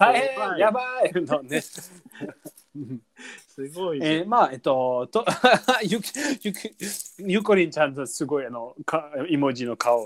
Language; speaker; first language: Japanese; non-native, learner; English